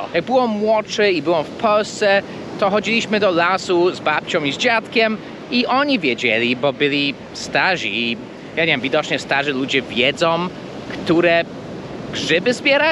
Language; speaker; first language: Polish; early bilingual, heritage; Polish